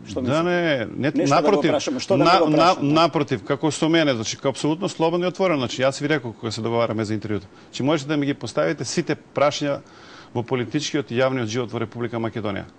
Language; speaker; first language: Macedonian; non-native, local second language; Serbian